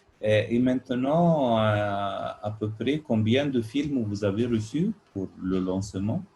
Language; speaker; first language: French; non-native, learner; Arabic